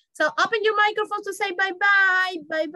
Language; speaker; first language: English; non-native, fluent; Spanish